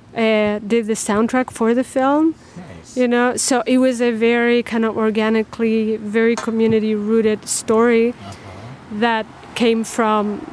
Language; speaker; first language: English; non-native, fluent; Spanish